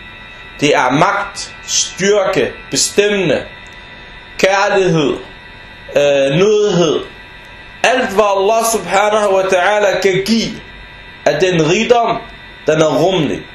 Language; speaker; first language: Danish; non-native, fluent; Arabic